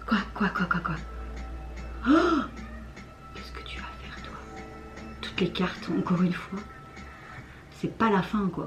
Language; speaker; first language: French; native; French